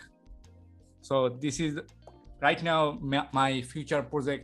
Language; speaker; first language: English; non-native, local second language; Bangla